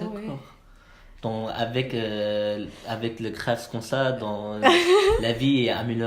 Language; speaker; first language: French; non-native, learner; Malay